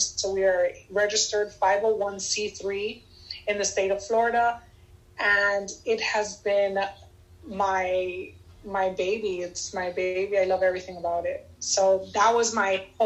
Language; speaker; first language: English; native; English